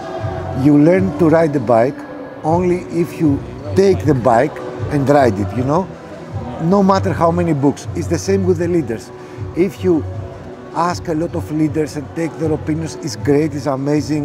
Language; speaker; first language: English; non-native, fluent; Greek